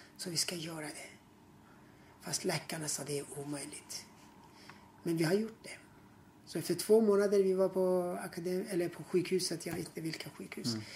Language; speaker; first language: Swedish; non-native, fluent; Persian